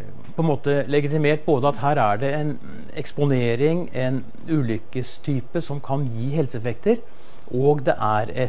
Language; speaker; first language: Norwegian; native; Norwegian